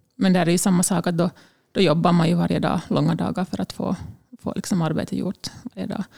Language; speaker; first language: Swedish; native; Swedish